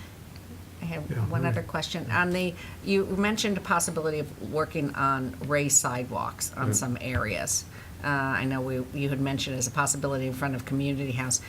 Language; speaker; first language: English; native; English